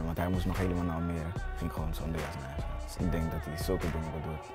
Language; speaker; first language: Dutch; early bilingual, other home language; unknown